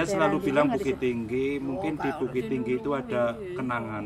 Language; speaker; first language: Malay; non-native, local second language; Javanese